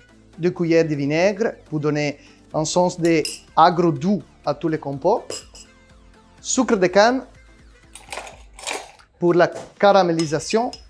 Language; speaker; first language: French; non-native, learner; Italian